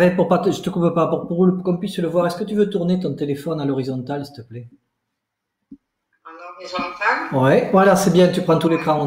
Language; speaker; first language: French; native; French